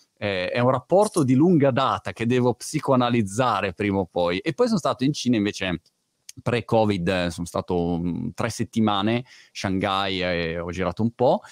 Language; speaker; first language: Italian; native; Italian